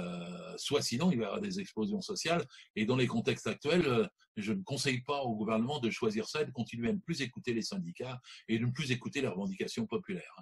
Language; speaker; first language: French; native; French